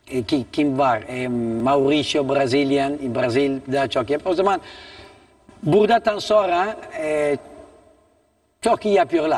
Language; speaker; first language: Turkish; non-native, learner; Italian